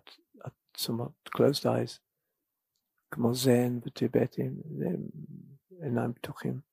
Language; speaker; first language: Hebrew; non-native, fluent; English